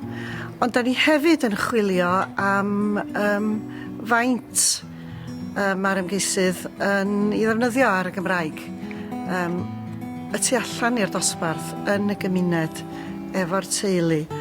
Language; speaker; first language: Welsh; native; Welsh